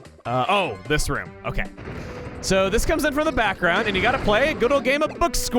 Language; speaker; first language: English; native; English